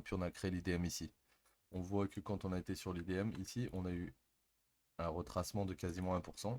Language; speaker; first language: French; native; French